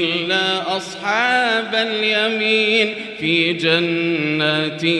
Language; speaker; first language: Arabic; native; Arabic